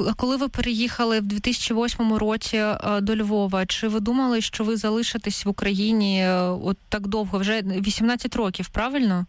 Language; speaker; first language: Ukrainian; native; Ukrainian